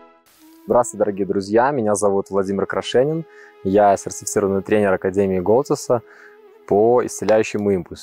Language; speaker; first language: Russian; native; Russian